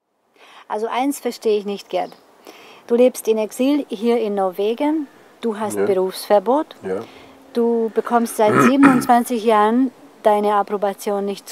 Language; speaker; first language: German; non-native, fluent; Hungarian